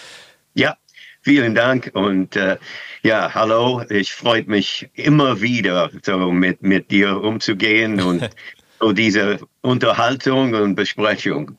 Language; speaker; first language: German; non-native, fluent; English